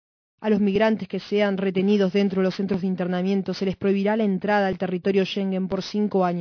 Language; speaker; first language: Spanish; native; Spanish